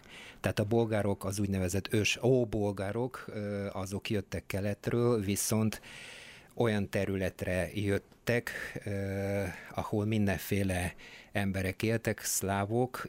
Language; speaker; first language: Hungarian; non-native, fluent; Bulgarian